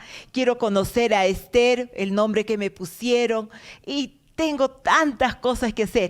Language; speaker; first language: Spanish; native; Spanish